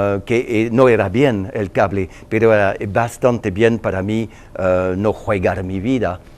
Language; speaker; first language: Spanish; non-native, learner; French